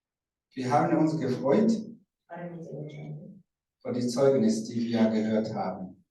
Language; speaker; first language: German; non-native, learner; Rundi